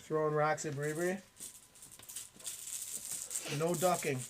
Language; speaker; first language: English; native; English